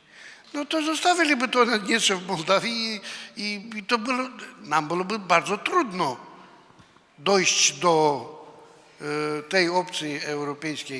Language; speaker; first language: Polish; non-native, fluent; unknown